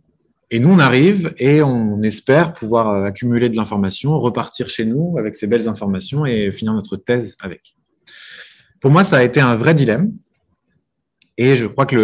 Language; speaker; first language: French; native; French